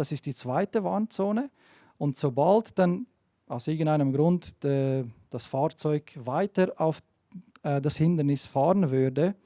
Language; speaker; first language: German; native; German